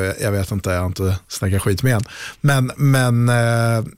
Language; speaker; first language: Swedish; native; Swedish